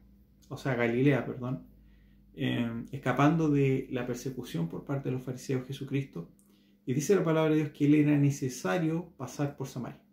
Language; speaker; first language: Spanish; native; Spanish